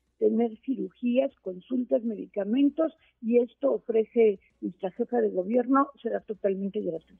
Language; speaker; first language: Spanish; native; Spanish